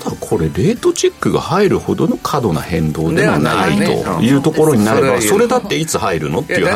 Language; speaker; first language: Japanese; native; Japanese